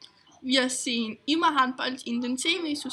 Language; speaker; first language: German; non-native, learner; Danish